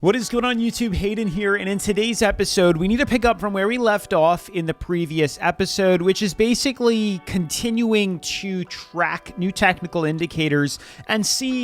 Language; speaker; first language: English; native; English